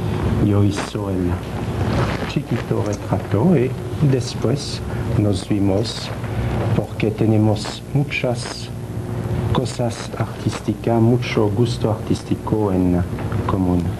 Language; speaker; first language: Spanish; non-native, learner; French